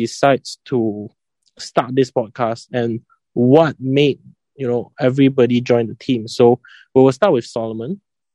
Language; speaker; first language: English; non-native, local second language; Chinese